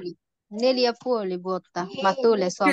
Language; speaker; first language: Finnish; non-native, learner; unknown